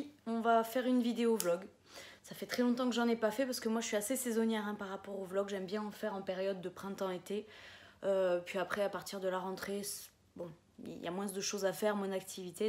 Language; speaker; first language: French; native; French